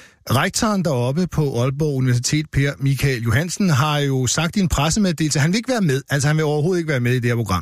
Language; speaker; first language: Danish; native; Danish